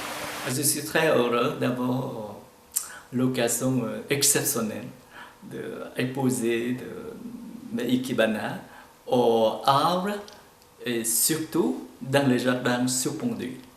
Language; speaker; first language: French; non-native, fluent; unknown